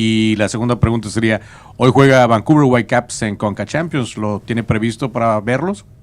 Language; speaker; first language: Spanish; native; Spanish